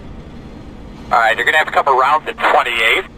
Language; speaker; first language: English; native; English